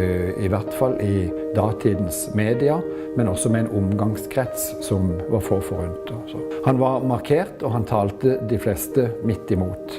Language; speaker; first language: Norwegian; native; Norwegian